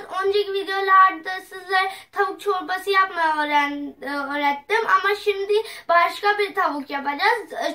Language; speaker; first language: Turkish; non-native, learner; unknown